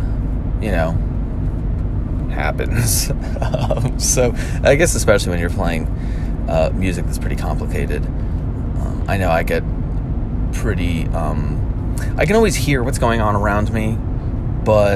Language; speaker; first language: English; native; English